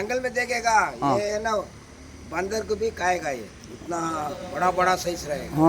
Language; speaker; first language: Hindi; non-native, local second language; Tamil